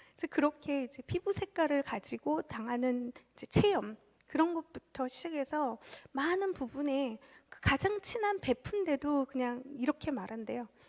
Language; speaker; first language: Korean; early bilingual, heritage; Korean